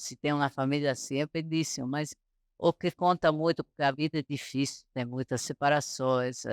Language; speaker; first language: Portuguese; non-native, fluent; Italian